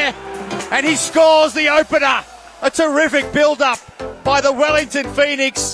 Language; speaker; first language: English; native; English